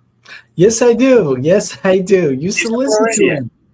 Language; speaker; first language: English; native; English